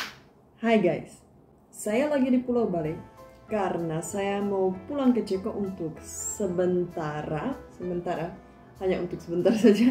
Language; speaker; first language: Indonesian; non-native, fluent; Czech